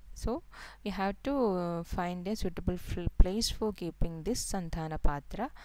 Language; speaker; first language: English; non-native, local second language; Malayalam